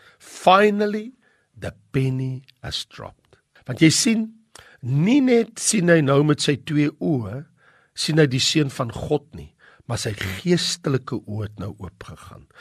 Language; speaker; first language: Afrikaans; native; Afrikaans